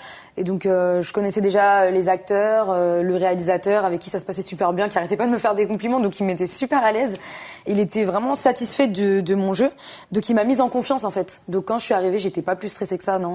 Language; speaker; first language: French; native; French